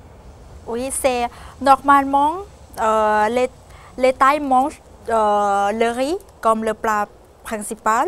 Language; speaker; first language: French; non-native, fluent; Thai